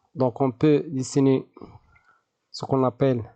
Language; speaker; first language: French; non-native, local second language; Arabic